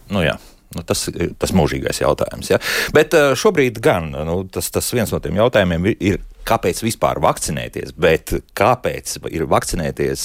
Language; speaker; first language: Latvian; native; Latvian